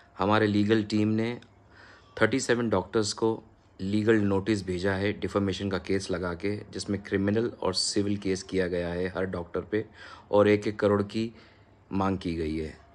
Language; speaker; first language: Hindi; native; Hindi